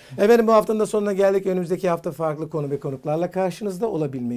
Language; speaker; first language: Turkish; native; Turkish